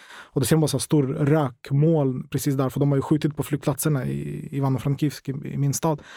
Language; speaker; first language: Swedish; non-native, fluent; Ukrainian